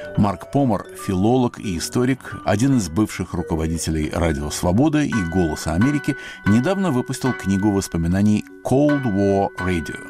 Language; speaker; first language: Russian; native; Russian